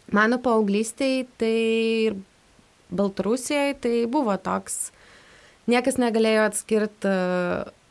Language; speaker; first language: Lithuanian; non-native, fluent; Russian